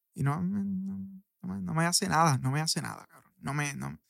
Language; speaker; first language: Spanish; native; Spanish